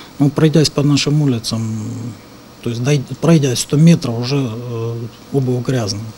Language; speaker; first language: Russian; native; Russian